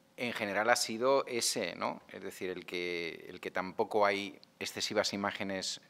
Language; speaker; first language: Spanish; non-native, local second language; Catalan